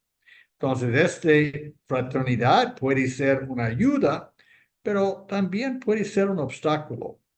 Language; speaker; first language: Spanish; non-native, fluent; English